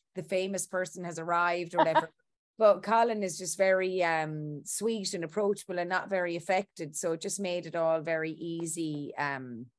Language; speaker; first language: English; native; English